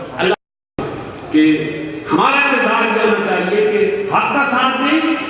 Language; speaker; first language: Urdu; non-native, local second language; Punjabi